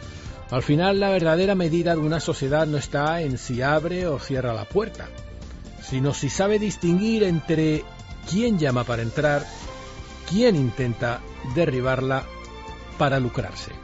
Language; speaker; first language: Spanish; native; Spanish